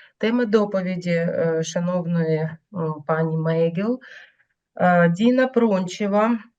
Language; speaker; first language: Ukrainian; native; Ukrainian